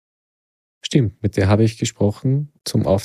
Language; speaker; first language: German; native; German